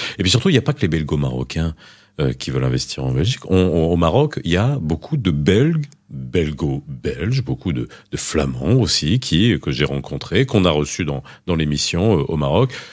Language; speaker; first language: French; native; French